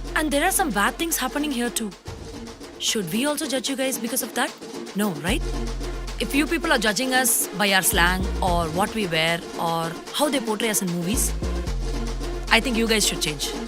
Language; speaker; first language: English; non-native, local second language; Tamil